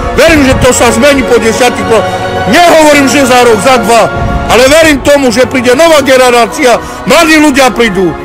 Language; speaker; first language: Slovak; non-native, local second language; Romany